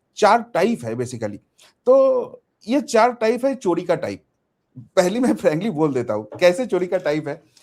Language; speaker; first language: Hindi; non-native, local second language; Bangla